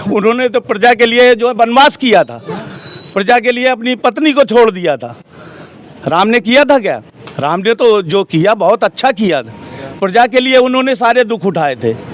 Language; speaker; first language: Hindi; native; Hindi